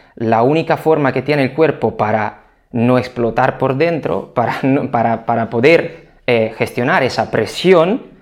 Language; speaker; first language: Spanish; non-native, fluent; Italian